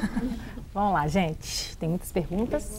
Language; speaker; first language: Portuguese; native; Portuguese